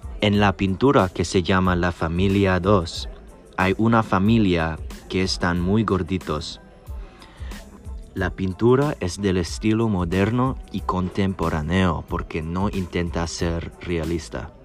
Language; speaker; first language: Spanish; non-native, learner; English